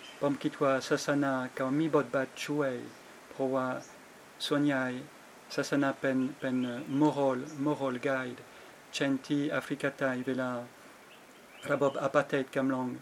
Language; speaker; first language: Thai; non-native, fluent; French